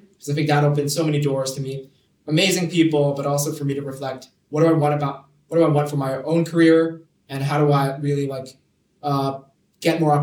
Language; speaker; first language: English; non-native, local second language; Cantonese